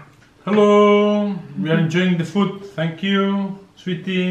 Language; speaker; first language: English; non-native, learner; Catalan